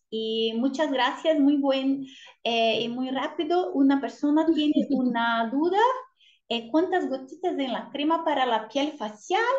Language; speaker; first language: Spanish; non-native, learner; Portuguese